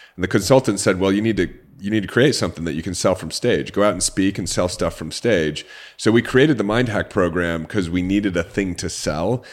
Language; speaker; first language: English; native; English